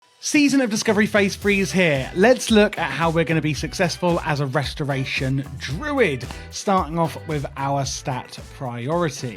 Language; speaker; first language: English; native; English